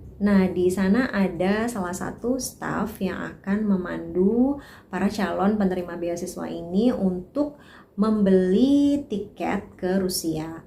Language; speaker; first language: Indonesian; native; Indonesian